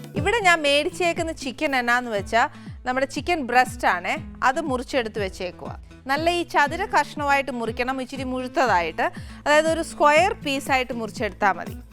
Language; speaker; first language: Malayalam; native; Malayalam